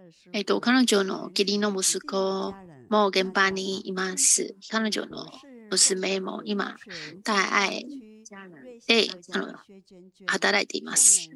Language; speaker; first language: Japanese; non-native, fluent; Chinese